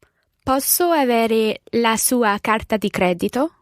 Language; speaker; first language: Italian; non-native, learner; English